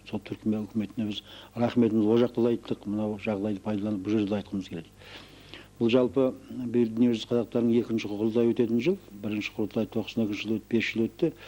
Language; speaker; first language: Kazakh; early bilingual, heritage; Kazakh